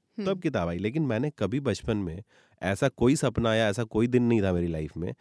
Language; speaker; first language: Hindi; native; Hindi